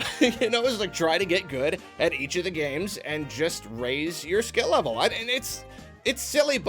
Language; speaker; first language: English; native; English